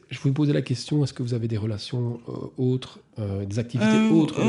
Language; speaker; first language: French; native; French